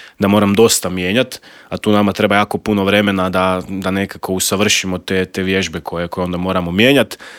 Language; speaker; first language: Croatian; native; Croatian